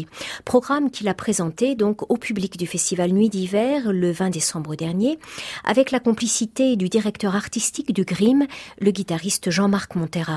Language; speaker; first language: French; native; French